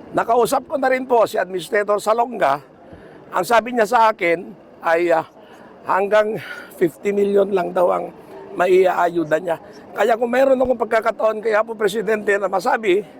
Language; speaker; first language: Filipino; non-native, local second language; Iloko